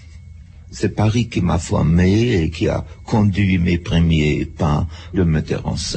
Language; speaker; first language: French; non-native, fluent; German